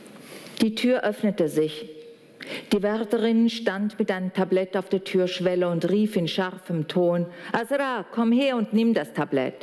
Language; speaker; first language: German; native; German